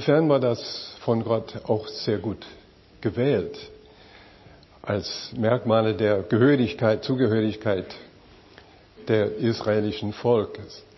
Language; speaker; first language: German; non-native, fluent; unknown